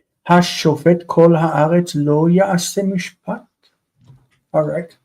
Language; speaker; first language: Hebrew; non-native, fluent; English